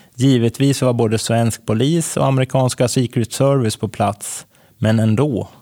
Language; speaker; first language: Swedish; native; Swedish